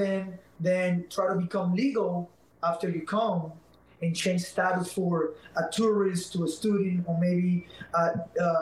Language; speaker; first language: English; non-native, fluent; Spanish